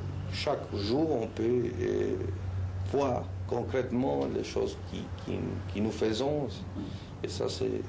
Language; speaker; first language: French; non-native, fluent; Spanish